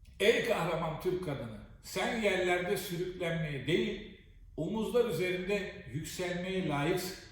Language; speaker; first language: Turkish; native; Turkish